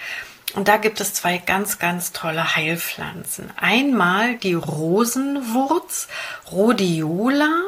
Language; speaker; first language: German; native; German